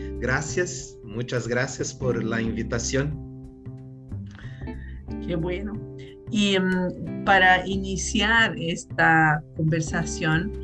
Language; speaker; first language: Spanish; non-native, learner; Portuguese